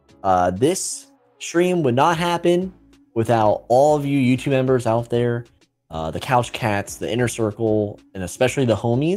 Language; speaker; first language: English; native; English